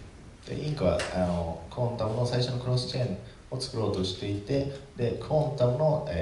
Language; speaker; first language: Japanese; native; Japanese